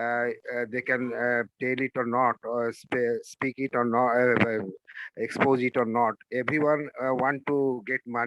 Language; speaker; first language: English; non-native, learner; Hindi